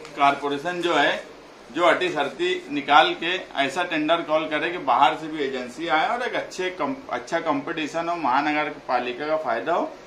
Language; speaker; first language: Hindi; non-native, local second language; Urdu